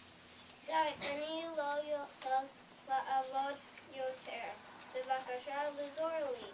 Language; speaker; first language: Hebrew; non-native, learner; English